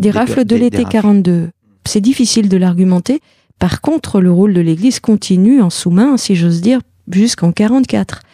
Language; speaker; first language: French; native; French